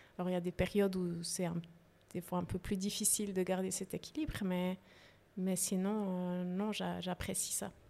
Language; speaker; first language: French; native; French